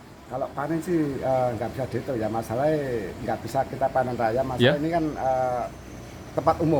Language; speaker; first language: Indonesian; non-native, local second language; Javanese